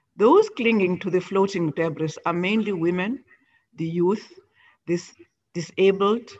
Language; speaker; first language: English; non-native, local second language; Xhosa